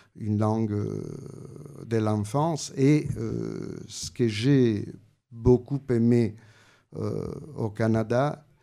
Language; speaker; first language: French; non-native, fluent; Italian